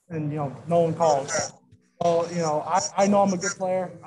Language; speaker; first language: English; native; English